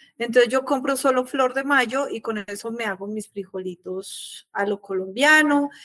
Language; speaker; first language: Spanish; native; Spanish